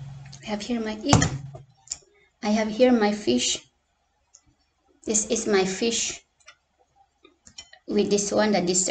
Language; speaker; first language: English; non-native, local second language; Cebuano